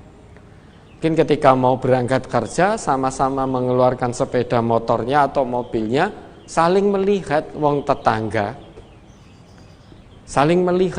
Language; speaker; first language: Indonesian; non-native, local second language; Javanese